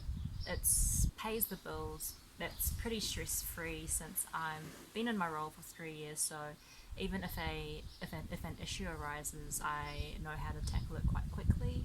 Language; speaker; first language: English; early bilingual, other home language; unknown